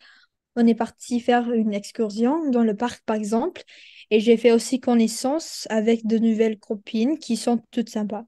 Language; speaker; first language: French; non-native, learner; Indonesian